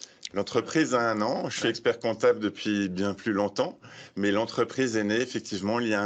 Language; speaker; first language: French; native; French